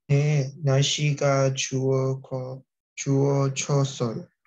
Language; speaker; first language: Korean; non-native, learner; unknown